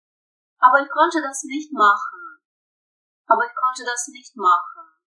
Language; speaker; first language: German; non-native, fluent; Russian